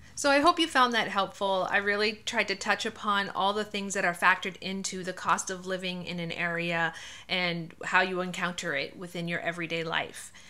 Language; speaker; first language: English; native; English